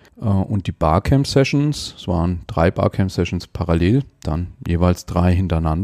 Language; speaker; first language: German; native; German